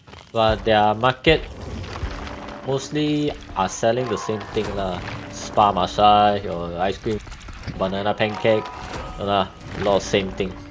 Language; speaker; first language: English; non-native, local second language; Chinese